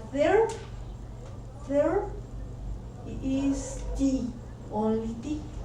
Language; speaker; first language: English; non-native, learner; Spanish